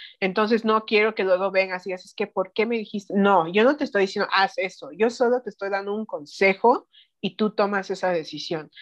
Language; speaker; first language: Spanish; early bilingual, heritage; Spanish